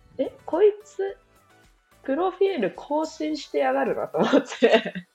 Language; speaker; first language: Japanese; native; Japanese